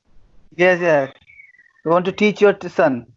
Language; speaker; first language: English; non-native, fluent; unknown